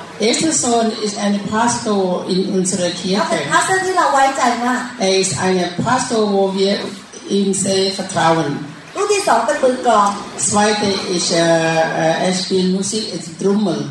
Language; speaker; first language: German; non-native, learner; Thai